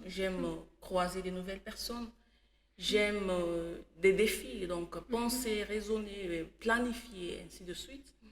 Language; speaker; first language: French; non-native, local second language; Swahili